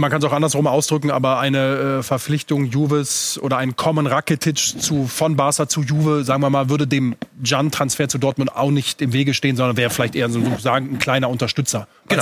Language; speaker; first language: German; native; German